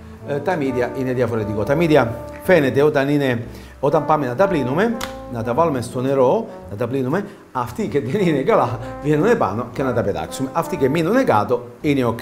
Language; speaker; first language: Greek; non-native, fluent; Italian